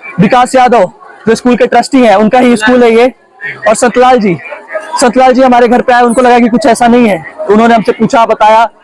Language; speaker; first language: Hindi; native; Hindi